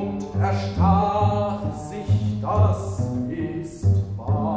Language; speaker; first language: German; native; German